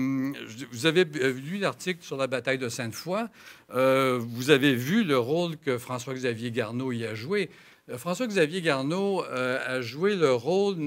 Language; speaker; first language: French; native; French